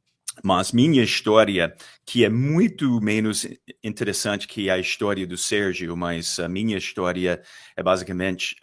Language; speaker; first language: Portuguese; non-native, fluent; English